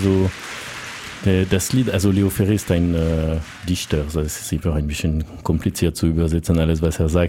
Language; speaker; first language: German; non-native, learner; French